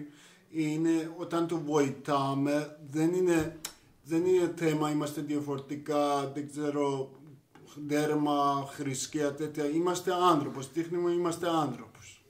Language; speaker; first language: Greek; non-native, learner; Persian